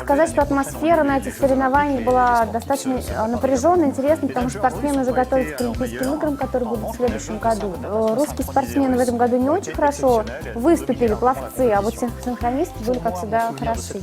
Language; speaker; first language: Russian; native; Russian